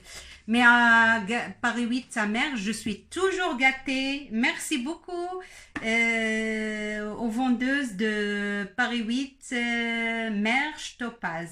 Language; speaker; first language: French; non-native, local second language; Arabic